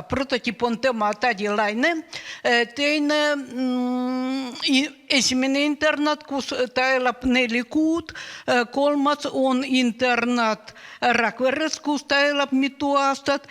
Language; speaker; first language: Estonian; non-native, learner; Russian